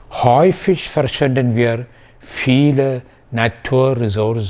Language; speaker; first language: German; non-native, fluent; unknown